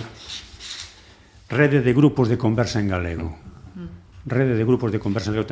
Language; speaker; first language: Galician; native; Galician